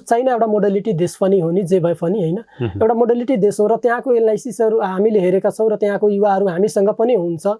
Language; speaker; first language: Nepali; non-native, local second language; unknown